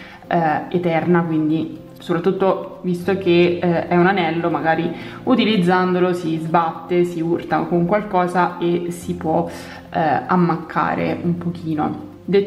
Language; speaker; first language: Italian; native; Italian